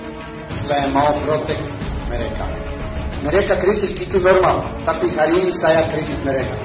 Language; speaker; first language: Indonesian; non-native, learner; Serbian